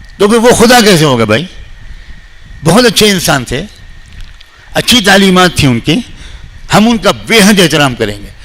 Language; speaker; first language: Urdu; native; Urdu